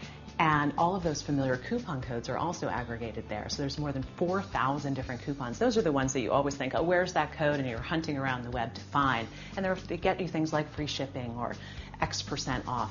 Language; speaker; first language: English; native; English